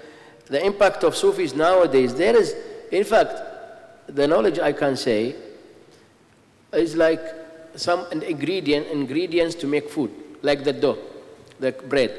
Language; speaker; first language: English; non-native, fluent; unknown